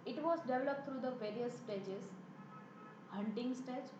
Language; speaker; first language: English; non-native, local second language; Gujarati